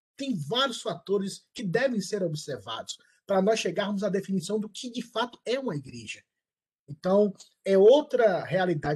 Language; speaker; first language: Portuguese; native; Portuguese